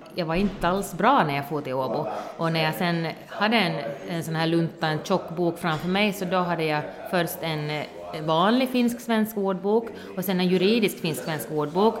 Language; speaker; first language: Swedish; native; Swedish